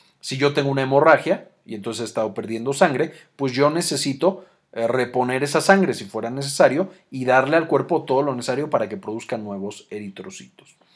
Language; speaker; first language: Spanish; native; Spanish